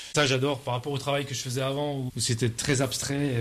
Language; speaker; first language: French; native; French